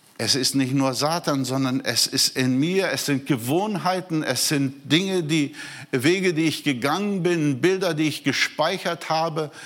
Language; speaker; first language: German; non-native, fluent; Portuguese